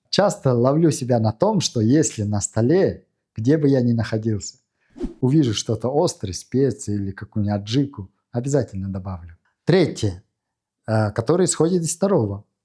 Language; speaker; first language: Russian; non-native, fluent; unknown